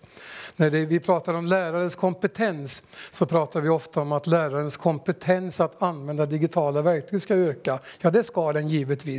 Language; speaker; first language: Swedish; native; Swedish